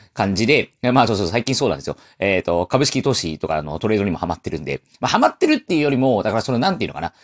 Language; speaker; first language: Japanese; non-native, fluent; Chinese